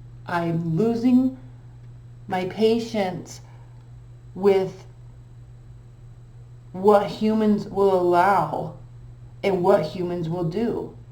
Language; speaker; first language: English; native; English